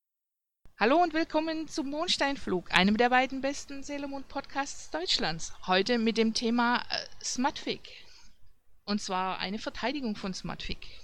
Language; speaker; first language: German; native; German